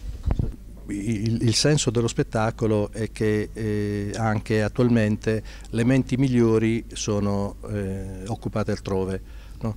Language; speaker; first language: Italian; native; Italian